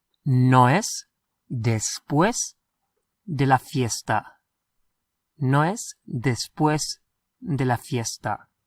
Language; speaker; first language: Spanish; non-native, fluent; English